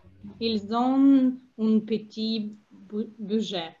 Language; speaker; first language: French; non-native, learner; Russian